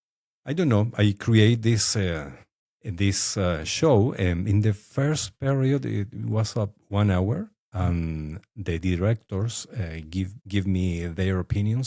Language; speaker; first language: English; non-native, fluent; Spanish